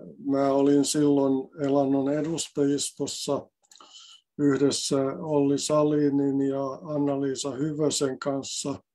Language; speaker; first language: Finnish; native; Finnish